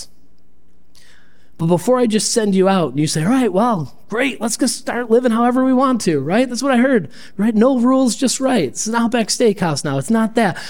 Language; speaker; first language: English; native; English